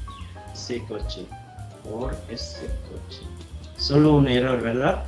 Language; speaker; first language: Spanish; non-native, learner; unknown